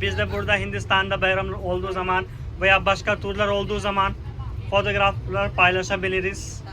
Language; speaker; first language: Turkish; non-native, fluent; Hindi